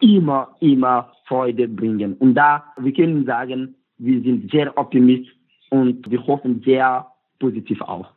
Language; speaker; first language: German; non-native, learner; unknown